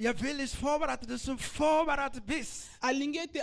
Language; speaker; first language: German; non-native, learner; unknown